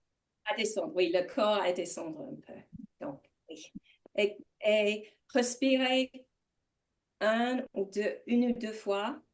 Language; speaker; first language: French; non-native, learner; English